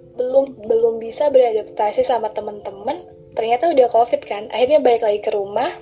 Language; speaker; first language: Indonesian; non-native, local second language; Sundanese